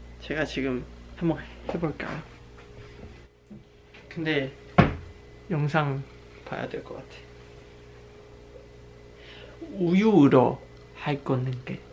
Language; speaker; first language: Korean; non-native, learner; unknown